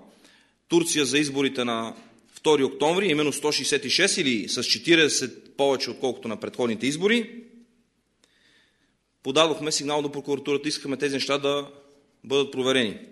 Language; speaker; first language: Bulgarian; native; Bulgarian